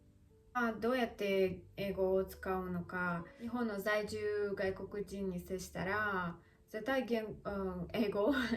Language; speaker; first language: Japanese; non-native, learner; Russian